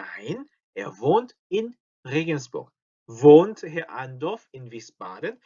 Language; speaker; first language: German; non-native, fluent; Korean